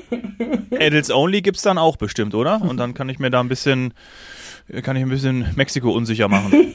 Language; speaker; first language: German; native; German